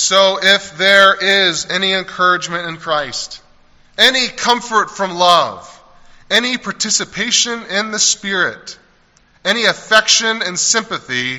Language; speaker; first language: English; native; English